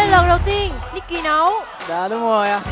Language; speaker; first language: Vietnamese; non-native, learner; Russian